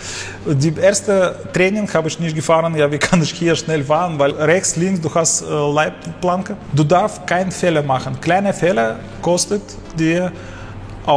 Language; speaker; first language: German; non-native, learner; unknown